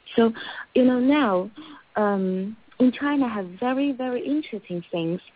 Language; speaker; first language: English; non-native, learner; Chinese